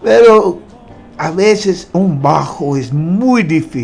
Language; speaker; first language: Spanish; non-native, learner; English